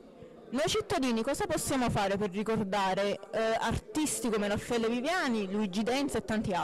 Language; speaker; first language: Italian; native; Italian